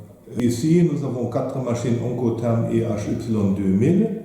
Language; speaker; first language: French; non-native, fluent; German